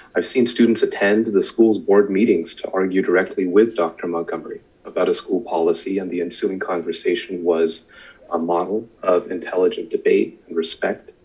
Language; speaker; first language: English; native; English